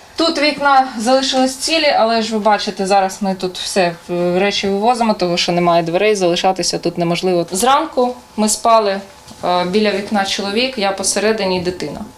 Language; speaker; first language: Ukrainian; native; Ukrainian